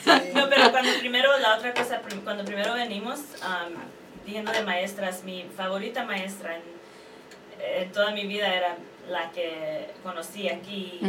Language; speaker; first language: Spanish; early bilingual, heritage; Spanish